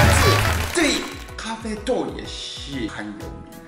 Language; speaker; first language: Chinese; non-native, learner; Japanese